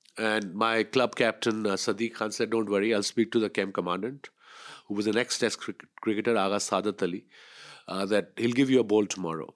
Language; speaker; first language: English; non-native, local second language; Urdu